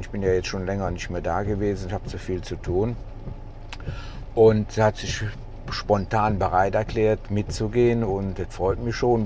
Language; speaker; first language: German; native; German